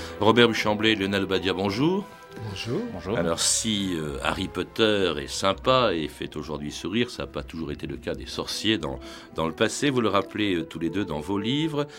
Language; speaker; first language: French; native; French